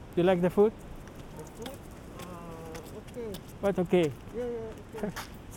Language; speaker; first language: English; non-native, learner; Spanish